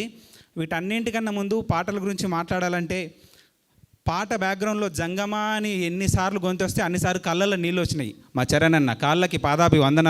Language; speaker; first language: Telugu; native; Telugu